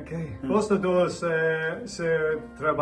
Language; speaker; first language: Portuguese; non-native, learner; English